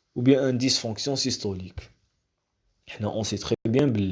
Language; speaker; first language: French; non-native, local second language; Arabic